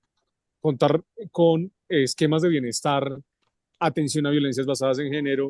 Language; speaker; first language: Spanish; native; Spanish